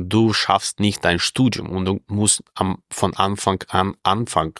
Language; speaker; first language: German; non-native, fluent; Russian